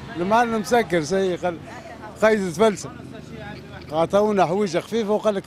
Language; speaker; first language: Arabic; native; Arabic